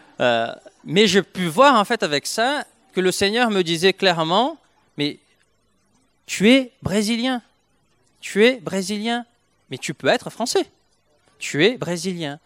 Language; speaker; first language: French; non-native, fluent; Portuguese